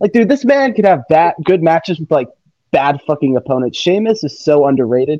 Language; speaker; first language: English; native; English